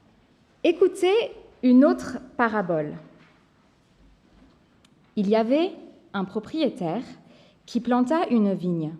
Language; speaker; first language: French; native; French